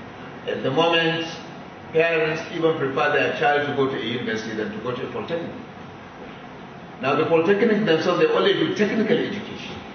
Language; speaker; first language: English; non-native, local second language; Hausa